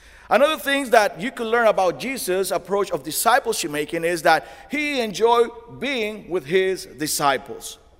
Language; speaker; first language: English; non-native, fluent; Spanish